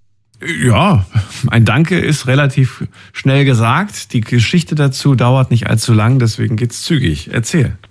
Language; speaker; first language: German; native; German